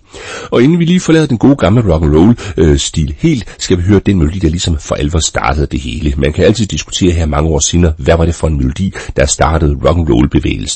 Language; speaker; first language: Danish; native; Danish